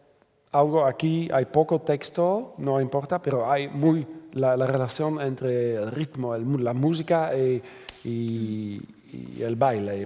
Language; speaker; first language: Spanish; non-native, fluent; Dutch